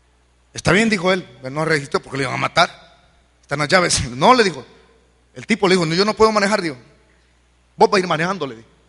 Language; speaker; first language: Spanish; native; Spanish